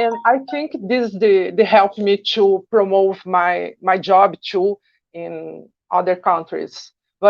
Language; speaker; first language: English; non-native, learner; Portuguese